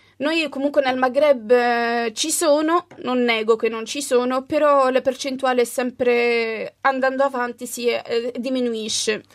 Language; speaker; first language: Italian; early bilingual, other home language; Arabic